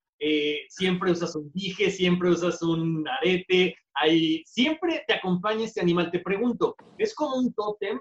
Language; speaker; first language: Spanish; native; Spanish